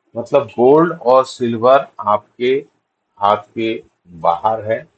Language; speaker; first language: Hindi; non-native, local second language; Bangla